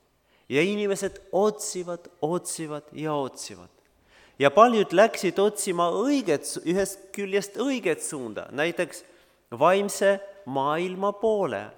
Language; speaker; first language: Estonian; non-native, learner; Russian